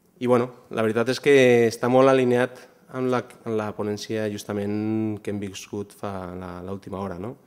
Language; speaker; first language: Catalan; non-native, local second language; Spanish